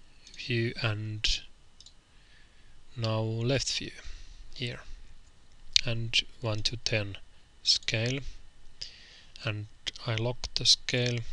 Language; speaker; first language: English; non-native, fluent; Finnish